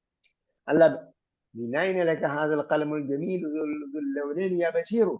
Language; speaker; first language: Arabic; non-native, fluent; Malayalam